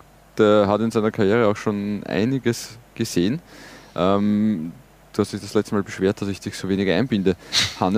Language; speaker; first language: German; native; German